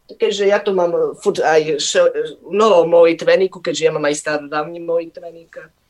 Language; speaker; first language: Slovak; non-native, local second language; Rusyn